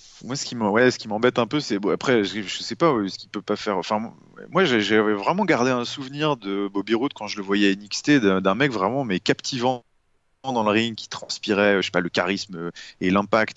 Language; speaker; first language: French; native; French